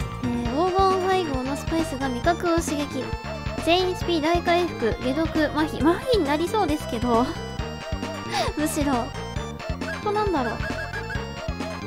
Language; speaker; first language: Japanese; native; Japanese